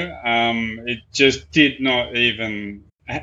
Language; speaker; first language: English; native; English